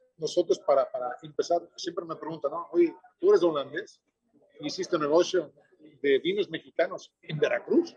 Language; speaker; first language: Spanish; non-native, fluent; Dutch